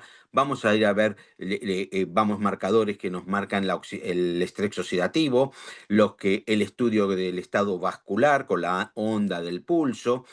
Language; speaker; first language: Spanish; native; Spanish